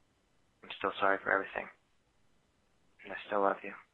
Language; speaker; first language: English; native; English